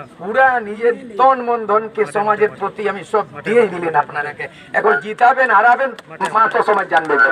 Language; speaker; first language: Bangla; non-native, local second language; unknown